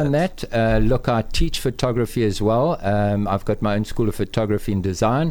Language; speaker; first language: English; native; English